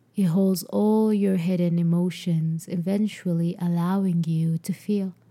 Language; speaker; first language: English; non-native, fluent; Arabic